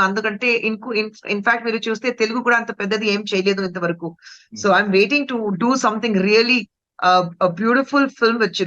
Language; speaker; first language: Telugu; non-native, fluent; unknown